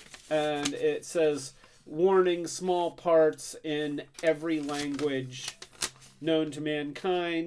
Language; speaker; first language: English; native; English